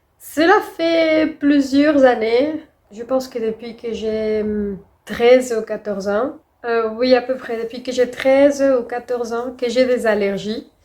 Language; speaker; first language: French; non-native, fluent; Spanish